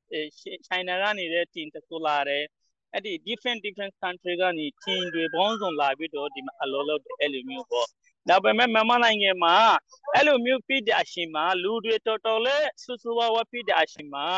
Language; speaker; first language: Burmese; non-native, local second language; Rohingya